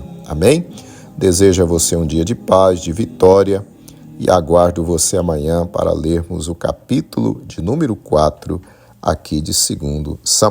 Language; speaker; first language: Portuguese; native; Portuguese